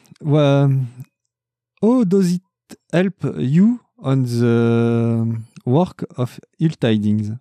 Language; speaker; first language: English; non-native, learner; French